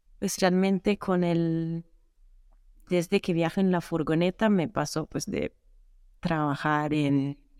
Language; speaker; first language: Spanish; non-native, fluent; Italian